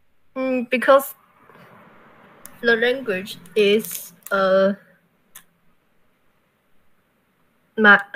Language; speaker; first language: English; non-native, learner; Chinese